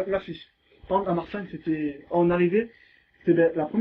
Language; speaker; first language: French; native; French